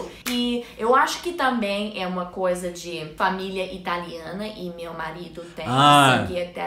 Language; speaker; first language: Portuguese; non-native, learner; English